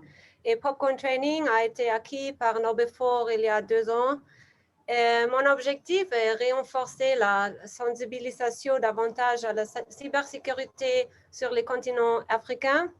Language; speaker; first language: French; non-native, learner; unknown